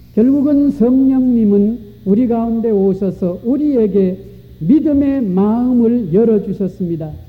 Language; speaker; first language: Korean; native; Korean